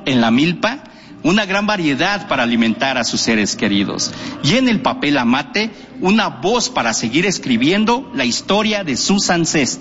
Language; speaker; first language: Spanish; non-native, local second language; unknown